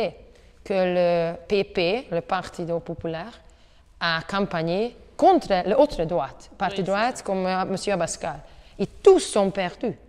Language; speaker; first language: French; non-native, learner; Hungarian